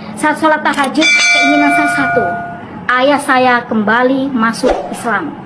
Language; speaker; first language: Indonesian; non-native, local second language; Madurese